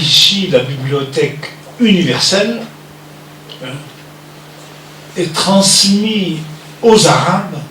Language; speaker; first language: French; non-native, fluent; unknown